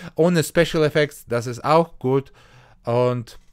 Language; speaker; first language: German; non-native, fluent; Polish